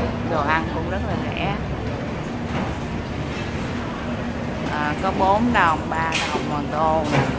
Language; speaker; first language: Vietnamese; native; Vietnamese